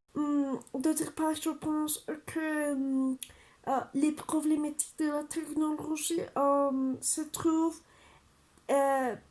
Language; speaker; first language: French; non-native, learner; Spanish